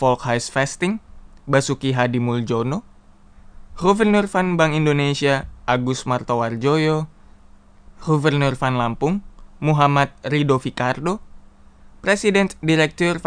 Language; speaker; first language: Dutch; non-native, fluent; Indonesian